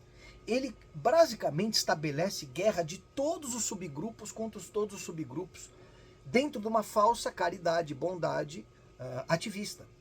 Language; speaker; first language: Portuguese; native; Portuguese